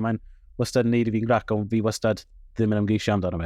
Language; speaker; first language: Welsh; native; Welsh